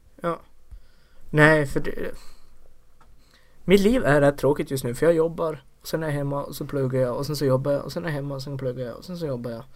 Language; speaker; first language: Swedish; native; Swedish